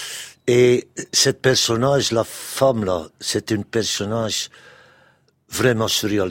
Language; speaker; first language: French; non-native, local second language; Dutch